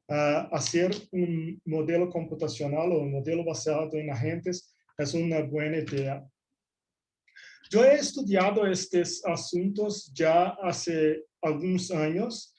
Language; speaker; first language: Spanish; non-native, fluent; Portuguese